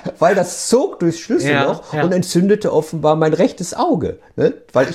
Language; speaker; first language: German; native; German